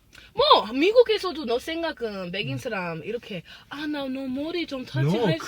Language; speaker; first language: Korean; non-native, learner; English